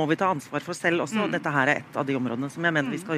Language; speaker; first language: Norwegian; native; Norwegian